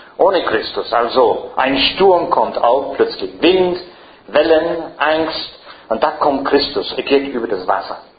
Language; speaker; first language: German; non-native, fluent; English